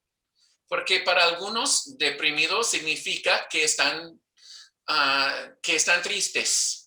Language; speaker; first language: Spanish; non-native, fluent; English